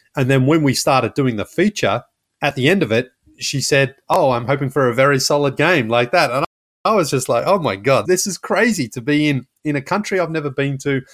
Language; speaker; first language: English; native; English